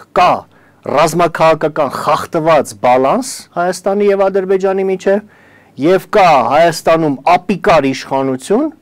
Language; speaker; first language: Armenian; native; Armenian